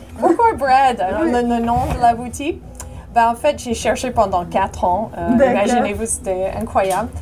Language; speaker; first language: French; non-native, fluent; English